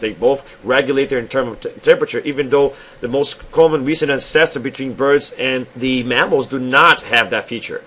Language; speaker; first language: English; non-native, fluent; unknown